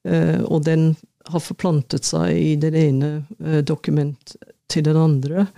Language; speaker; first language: Norwegian; non-native, fluent; English